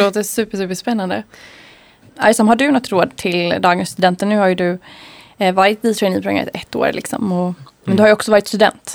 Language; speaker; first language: Swedish; native; Swedish